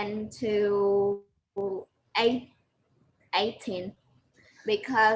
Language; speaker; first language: English; non-native, learner; Vietnamese